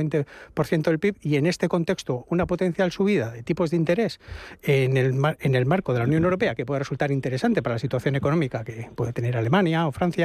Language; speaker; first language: Spanish; native; Spanish